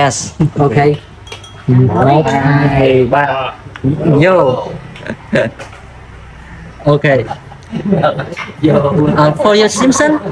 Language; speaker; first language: English; non-native, learner; Vietnamese